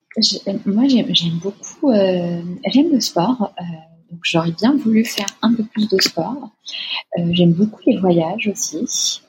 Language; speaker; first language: French; non-native, local second language; Arabic